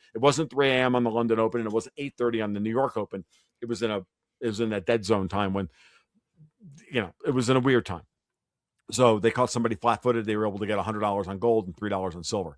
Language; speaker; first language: English; native; English